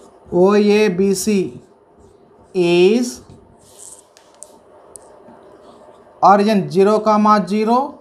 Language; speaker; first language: English; non-native, local second language; Telugu